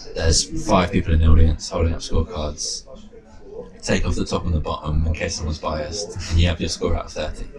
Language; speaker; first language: English; native; English